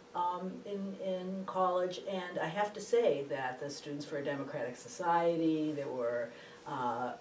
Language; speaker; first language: English; native; English